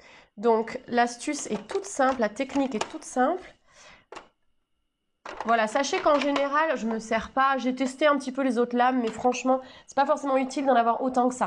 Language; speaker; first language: French; native; French